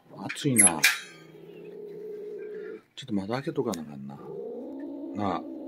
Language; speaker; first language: Japanese; native; Japanese